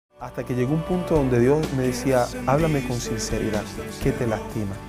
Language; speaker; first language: Spanish; native; Spanish